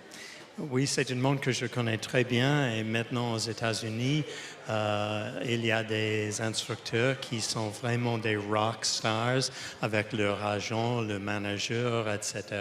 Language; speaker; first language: French; non-native, fluent; English